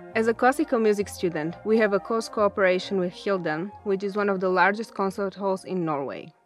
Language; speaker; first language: English; non-native, fluent; Slovak